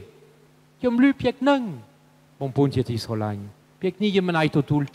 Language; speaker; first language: Khmer; non-native, fluent; French